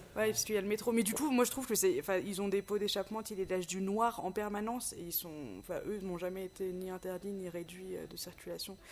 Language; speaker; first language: French; native; French